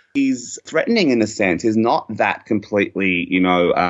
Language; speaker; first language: English; native; English